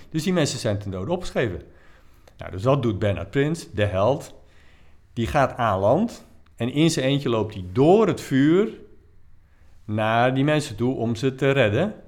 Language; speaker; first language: Dutch; native; Dutch